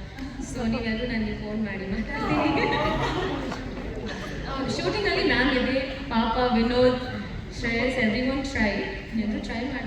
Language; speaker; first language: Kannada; non-native, learner; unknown